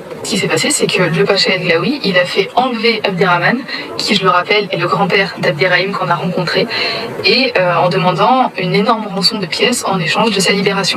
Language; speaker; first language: French; native; French